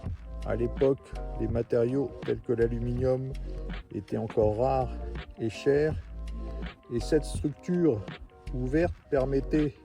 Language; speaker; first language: French; native; French